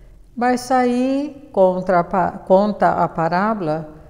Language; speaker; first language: Portuguese; native; Portuguese